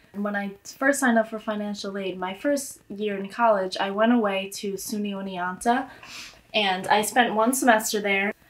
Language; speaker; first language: English; native; English